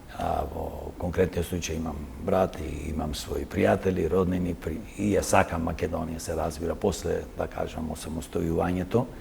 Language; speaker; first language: Macedonian; native; Macedonian